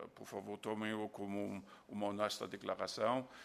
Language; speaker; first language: Portuguese; non-native, fluent; German